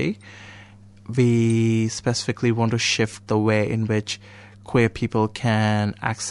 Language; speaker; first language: English; non-native, local second language; Konkani